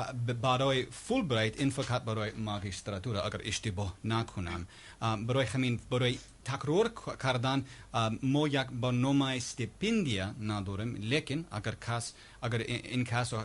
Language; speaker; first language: Persian; non-native, learner; English